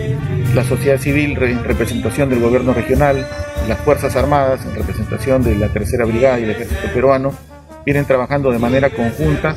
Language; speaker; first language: Spanish; native; Spanish